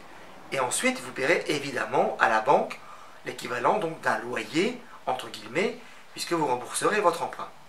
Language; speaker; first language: French; native; French